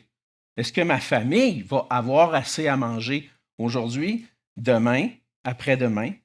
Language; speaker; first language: French; native; French